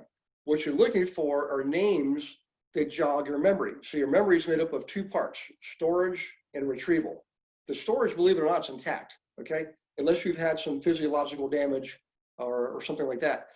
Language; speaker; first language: English; native; English